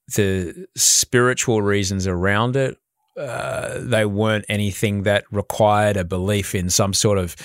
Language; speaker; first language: English; native; English